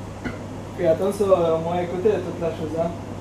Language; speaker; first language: French; non-native, learner; Bangla